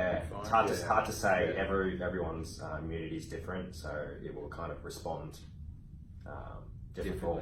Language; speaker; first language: English; native; English